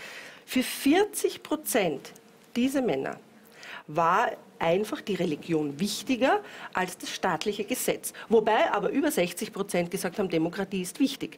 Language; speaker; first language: German; native; German